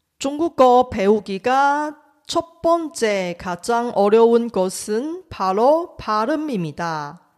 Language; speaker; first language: Korean; non-native, fluent; Chinese